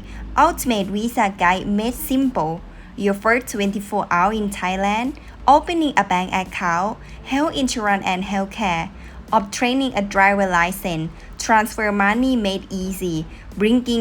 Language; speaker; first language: English; non-native, learner; Thai